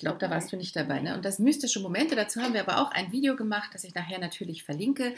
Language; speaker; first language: German; native; German